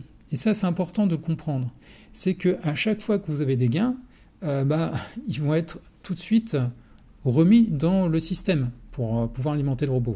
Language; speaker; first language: French; native; French